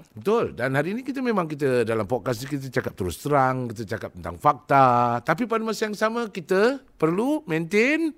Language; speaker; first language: Malay; native; Malay